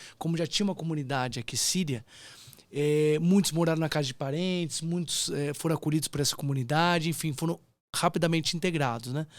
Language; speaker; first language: Portuguese; native; Portuguese